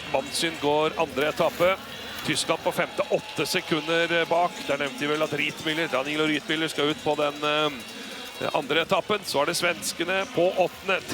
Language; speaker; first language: Norwegian; native; Norwegian